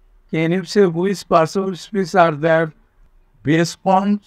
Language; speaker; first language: English; non-native, local second language; Bangla